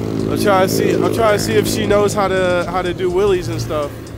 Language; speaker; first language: English; native; English